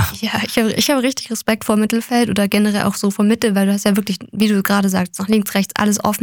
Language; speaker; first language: German; native; German